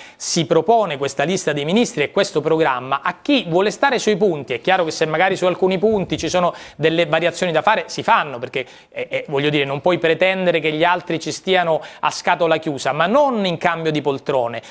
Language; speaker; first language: Italian; native; Italian